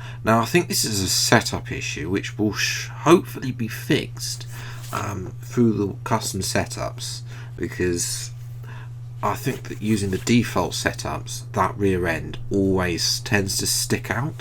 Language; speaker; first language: English; native; English